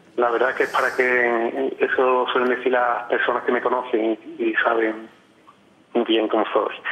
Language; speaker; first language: Spanish; native; Spanish